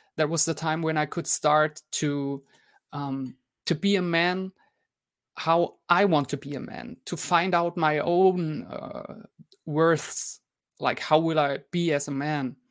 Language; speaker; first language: English; non-native, fluent; German